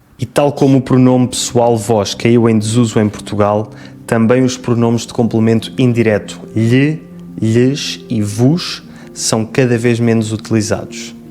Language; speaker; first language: Portuguese; native; Portuguese